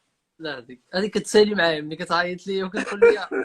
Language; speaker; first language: Arabic; native; Arabic